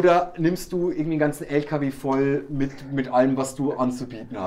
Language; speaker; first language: German; native; German